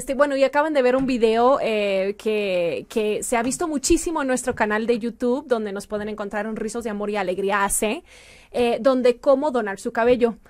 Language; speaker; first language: Spanish; non-native, fluent; English